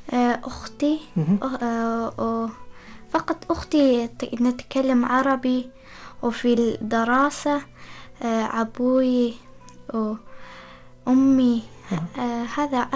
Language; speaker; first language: Arabic; non-native, learner; Persian